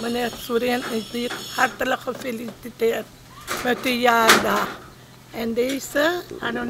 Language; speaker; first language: Dutch; non-native, local second language; Caribbean Hindustani